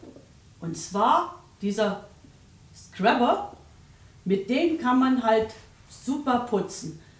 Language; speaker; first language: German; native; German